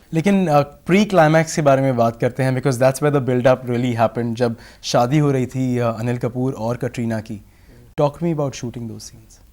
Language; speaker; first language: Hindi; native; Hindi